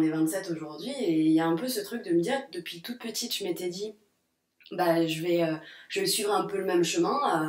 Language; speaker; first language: French; native; French